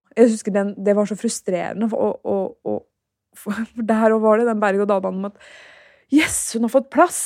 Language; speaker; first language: Norwegian; early bilingual, other home language; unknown